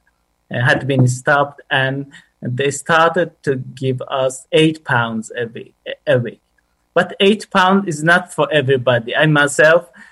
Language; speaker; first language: English; non-native, fluent; Persian